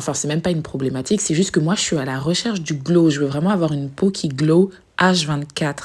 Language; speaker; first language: French; native; French